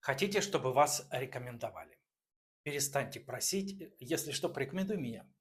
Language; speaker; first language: Russian; native; Russian